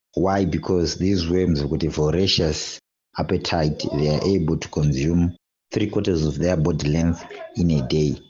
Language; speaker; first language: English; non-native, local second language; Shona